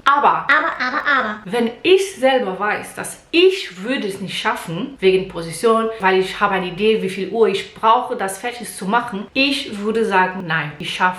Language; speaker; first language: German; non-native, learner; Portuguese